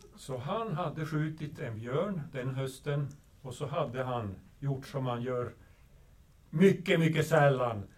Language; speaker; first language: Swedish; native; Swedish